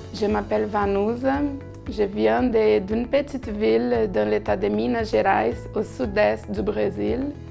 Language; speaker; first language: French; non-native, fluent; Portuguese